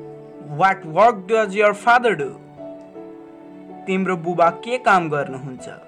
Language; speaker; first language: English; non-native, learner; Nepali